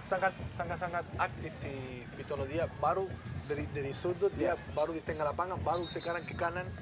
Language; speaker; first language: Indonesian; non-native, fluent; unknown